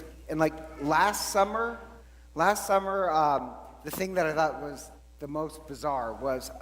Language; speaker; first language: English; native; English